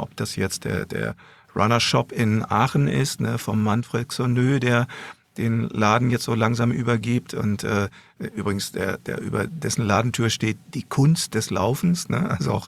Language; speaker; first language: German; native; German